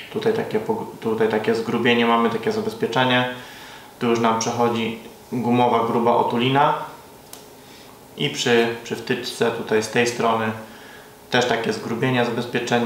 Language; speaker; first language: Polish; native; Polish